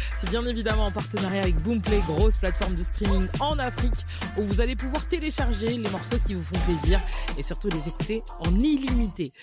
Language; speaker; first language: French; native; French